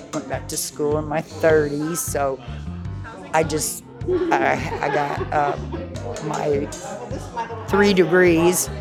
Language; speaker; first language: English; native; English